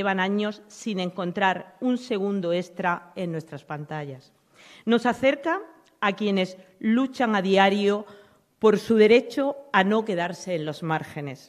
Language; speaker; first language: Spanish; native; Spanish